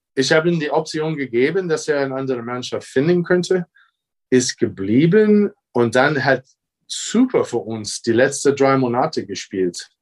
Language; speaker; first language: German; non-native, fluent; English